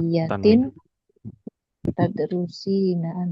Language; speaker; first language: Arabic; non-native, learner; Indonesian